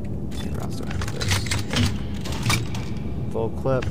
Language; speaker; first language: English; native; English